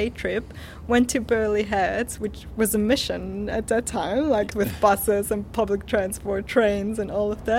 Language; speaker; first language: English; non-native, fluent; Swiss German